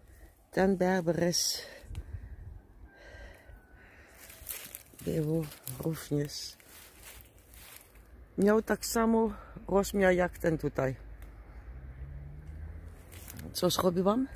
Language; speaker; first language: Polish; non-native, learner; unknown